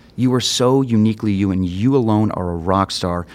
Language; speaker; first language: English; native; English